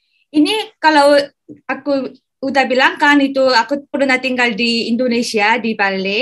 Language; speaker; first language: Indonesian; non-native, learner; Korean